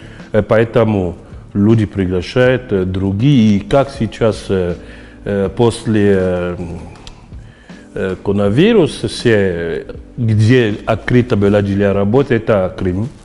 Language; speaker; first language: Russian; non-native, fluent; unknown